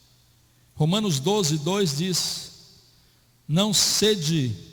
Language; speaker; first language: Portuguese; native; Portuguese